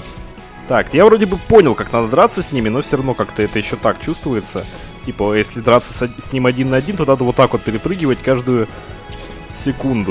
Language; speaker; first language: Russian; native; Russian